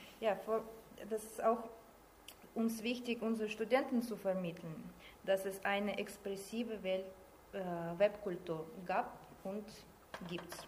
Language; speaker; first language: German; non-native, learner; Russian